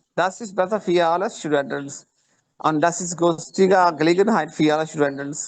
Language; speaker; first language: German; non-native, learner; Urdu